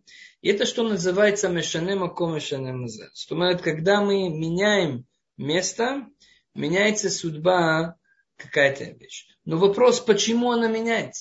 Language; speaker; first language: Russian; non-native, fluent; Hebrew